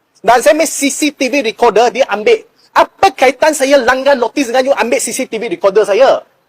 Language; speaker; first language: Malay; non-native, local second language; Chinese